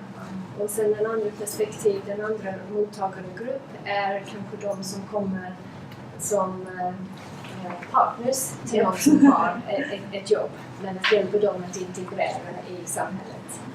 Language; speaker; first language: Swedish; non-native, fluent; English